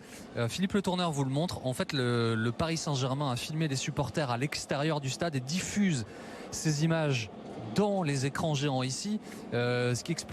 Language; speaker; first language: French; native; French